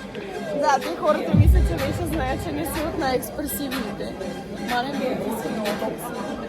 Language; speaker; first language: Bulgarian; native; Bulgarian